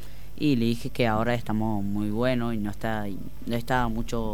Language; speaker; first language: Spanish; non-native, learner; Arabic